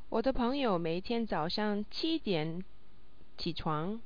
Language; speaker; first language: Chinese; non-native, learner; English